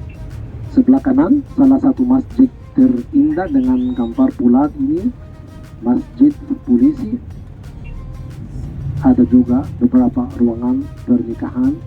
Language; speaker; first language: Indonesian; non-native, fluent; Arabic